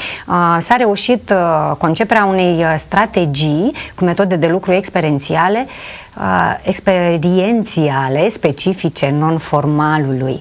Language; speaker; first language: Romanian; native; Romanian